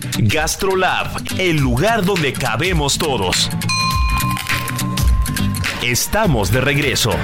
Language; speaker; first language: Spanish; native; Spanish